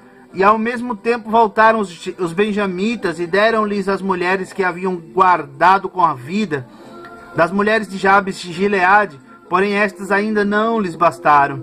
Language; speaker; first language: Portuguese; native; Portuguese